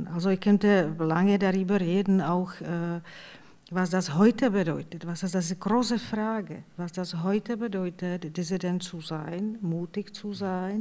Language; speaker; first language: German; non-native, fluent; Czech